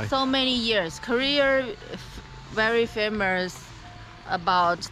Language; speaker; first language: English; non-native, learner; Chinese